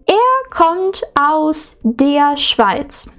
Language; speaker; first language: German; non-native, fluent; Ukrainian